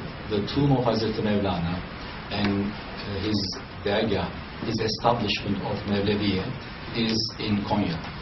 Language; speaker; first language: English; non-native, fluent; Turkish